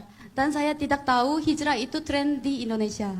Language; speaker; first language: Indonesian; non-native, fluent; Korean